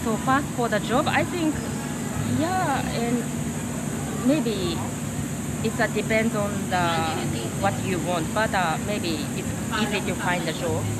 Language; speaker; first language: English; non-native, learner; Japanese